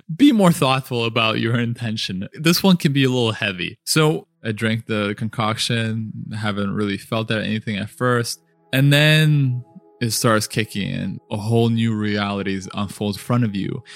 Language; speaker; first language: English; early bilingual, other home language; Russian